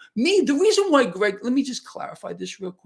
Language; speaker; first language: English; native; English